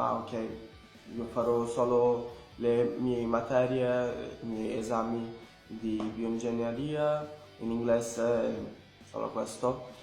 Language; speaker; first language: Italian; non-native, learner; Portuguese